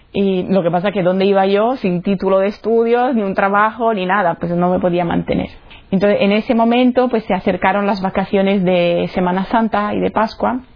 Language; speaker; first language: Spanish; non-native, fluent; Italian